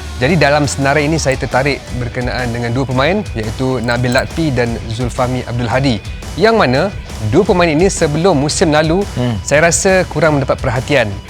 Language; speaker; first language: Malay; native; Malay